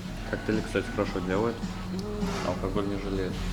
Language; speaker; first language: Russian; native; Russian